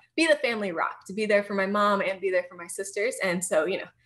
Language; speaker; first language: English; native; English